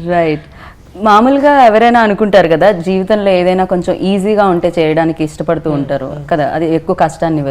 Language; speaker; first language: Telugu; native; Telugu